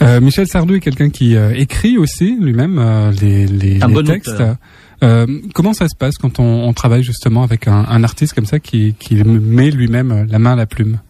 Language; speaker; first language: French; native; French